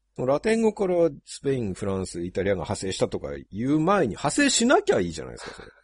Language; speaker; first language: Japanese; native; Japanese